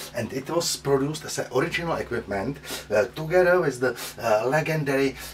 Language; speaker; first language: English; non-native, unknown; Czech